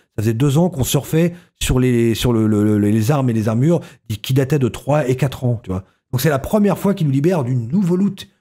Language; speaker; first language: French; native; French